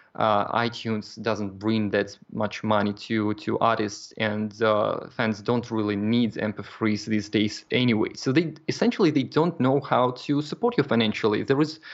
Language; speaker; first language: English; non-native, fluent; Russian